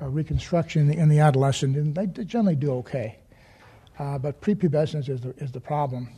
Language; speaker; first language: English; native; English